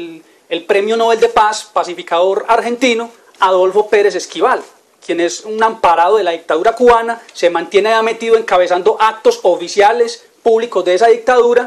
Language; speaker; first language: Spanish; native; Spanish